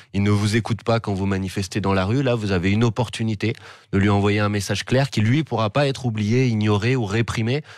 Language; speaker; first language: French; native; French